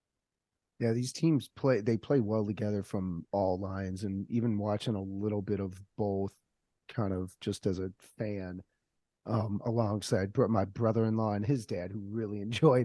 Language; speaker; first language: English; native; English